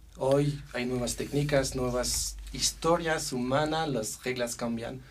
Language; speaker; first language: Spanish; non-native, fluent; French